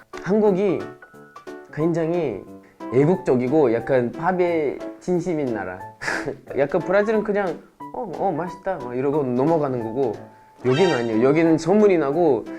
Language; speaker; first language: Korean; non-native, fluent; Portuguese